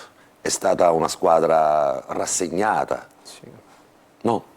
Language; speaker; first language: Italian; native; Italian